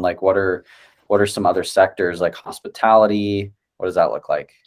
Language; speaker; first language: English; native; English